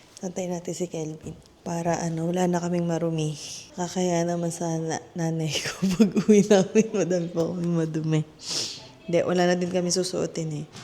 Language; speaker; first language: Filipino; native; Filipino